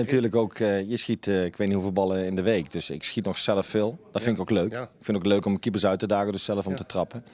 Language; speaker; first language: Dutch; native; Dutch